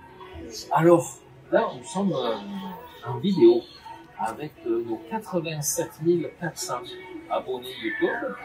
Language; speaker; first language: French; native; French